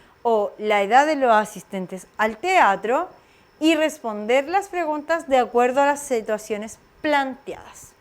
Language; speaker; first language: Spanish; native; Spanish